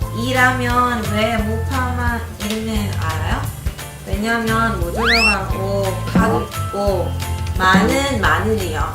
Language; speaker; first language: Korean; non-native, learner; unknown